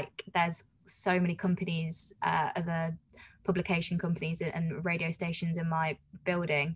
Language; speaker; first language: English; native; English